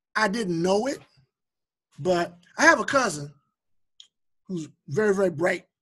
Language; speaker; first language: English; native; English